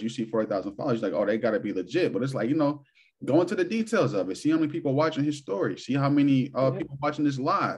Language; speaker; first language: English; native; English